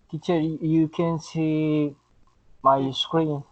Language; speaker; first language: English; non-native, learner; Spanish